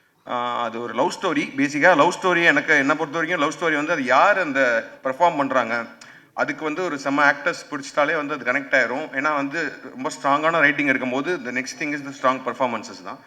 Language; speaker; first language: Tamil; native; Tamil